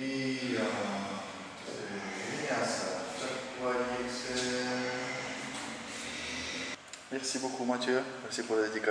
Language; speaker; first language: French; non-native, fluent; Portuguese